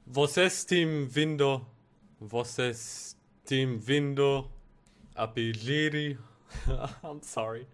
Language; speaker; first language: Portuguese; non-native, learner; English